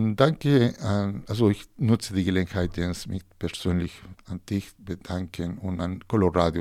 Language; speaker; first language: German; non-native, fluent; Spanish